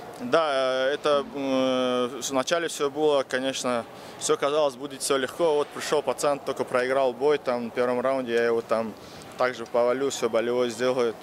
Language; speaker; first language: Russian; non-native, local second language; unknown